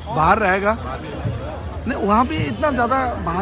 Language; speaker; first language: Hindi; non-native, local second language; Kok Borok